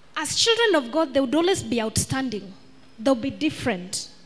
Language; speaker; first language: English; non-native, local second language; Swahili